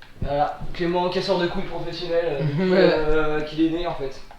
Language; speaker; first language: French; native; French